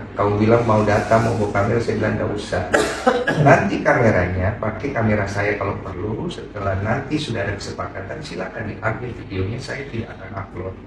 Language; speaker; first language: Indonesian; native; Indonesian